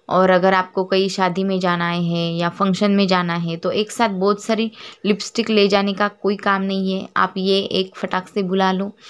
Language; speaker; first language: Hindi; non-native, local second language; Marathi